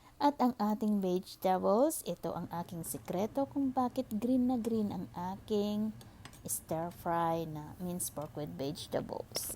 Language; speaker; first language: Filipino; non-native, local second language; Iloko